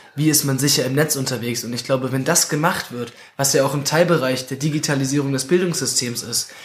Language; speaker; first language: German; native; German